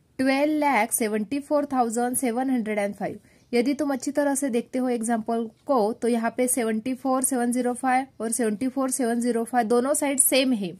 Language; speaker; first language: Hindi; non-native, local second language; Marathi